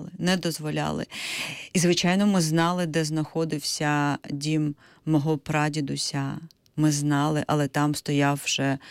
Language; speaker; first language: Ukrainian; non-native, local second language; Crimean Tatar